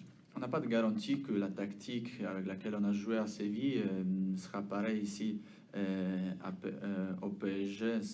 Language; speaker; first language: French; non-native, fluent; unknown